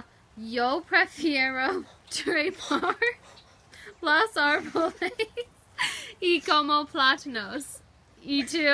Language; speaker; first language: Spanish; non-native, learner; English